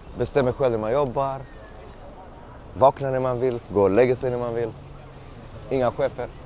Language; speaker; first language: Swedish; early bilingual, other home language; Romanian